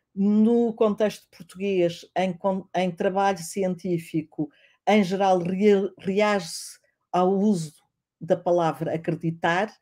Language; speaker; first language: Portuguese; native; Portuguese